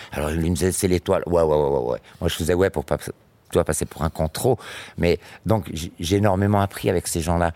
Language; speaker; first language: French; native; French